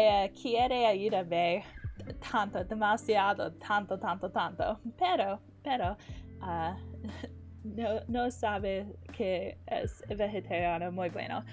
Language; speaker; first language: Spanish; non-native, learner; English